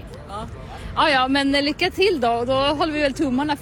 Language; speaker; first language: Swedish; native; Swedish